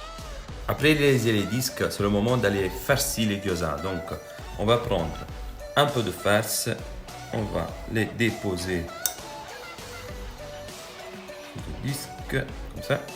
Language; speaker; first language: French; non-native, fluent; Italian